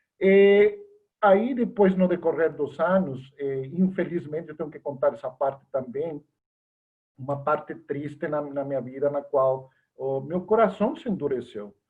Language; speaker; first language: Portuguese; non-native, fluent; Spanish